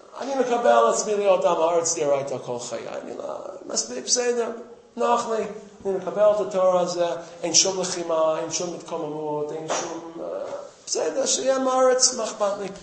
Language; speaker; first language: Hebrew; non-native, fluent; English